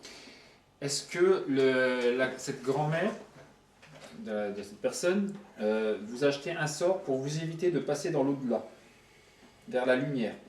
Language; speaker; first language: French; native; French